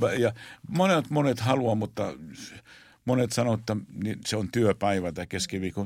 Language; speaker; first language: Finnish; non-native, fluent; Arabic